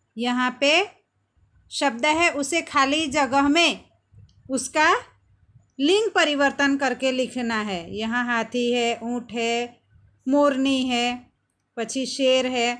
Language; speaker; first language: Hindi; non-native, local second language; Gujarati